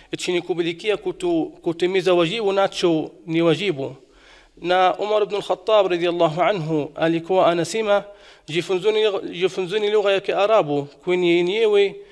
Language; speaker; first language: Swahili; non-native, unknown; Arabic